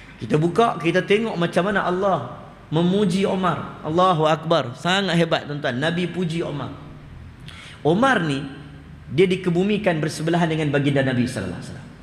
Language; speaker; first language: Malay; native; Malay